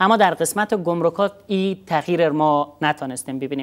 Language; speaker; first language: Persian; native; Persian